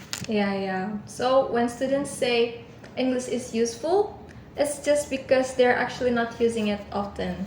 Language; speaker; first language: English; non-native, learner; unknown